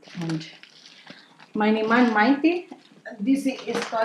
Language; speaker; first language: German; non-native, learner; Filipino